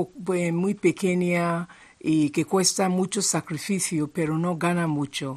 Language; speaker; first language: Spanish; non-native, fluent; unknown